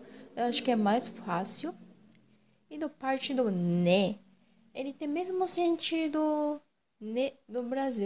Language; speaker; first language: Portuguese; non-native, local second language; Japanese